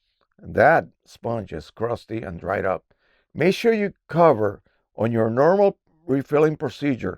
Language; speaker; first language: English; native; English